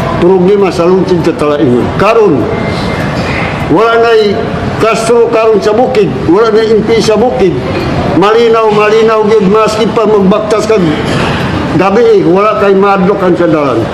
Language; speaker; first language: Cebuano; non-native, local second language; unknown